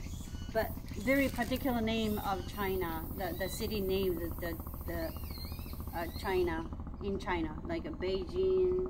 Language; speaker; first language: English; non-native, local second language; Japanese